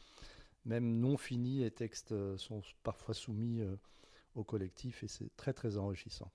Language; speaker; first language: French; native; French